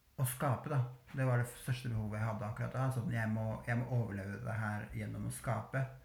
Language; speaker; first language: Norwegian; early bilingual, other home language; Albanian